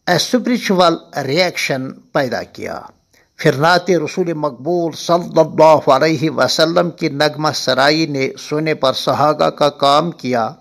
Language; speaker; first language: Urdu; non-native, local second language; Kashmiri